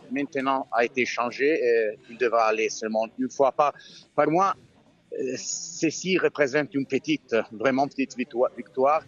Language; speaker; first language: French; non-native, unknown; Italian